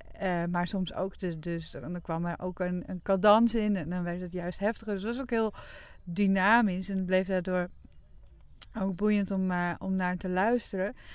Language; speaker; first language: Dutch; non-native, local second language; Western Frisian